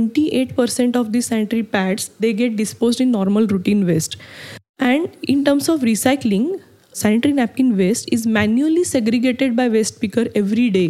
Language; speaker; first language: English; non-native, local second language; Marathi